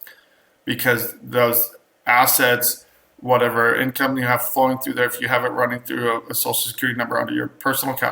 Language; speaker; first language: English; native; English